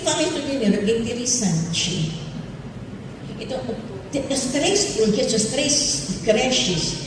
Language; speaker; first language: Portuguese; non-native, fluent; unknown